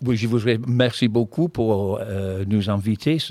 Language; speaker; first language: French; non-native, fluent; English